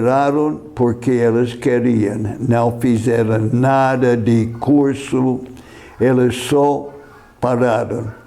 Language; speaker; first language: Portuguese; non-native, fluent; English